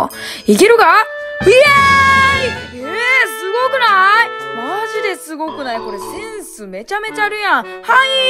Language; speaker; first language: Japanese; native; Japanese